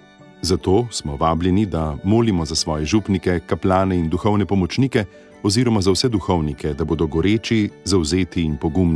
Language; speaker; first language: Slovenian; native; Slovenian